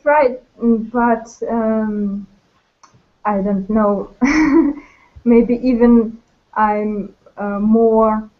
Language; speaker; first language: English; non-native, learner; Russian